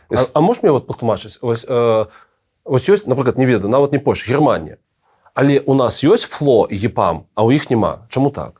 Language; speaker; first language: Belarusian; non-native, local second language; Russian